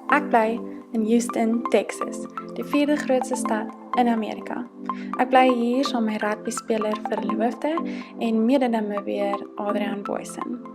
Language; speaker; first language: Afrikaans; native; Afrikaans